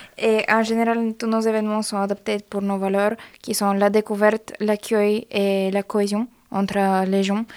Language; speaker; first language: French; non-native, fluent; Bulgarian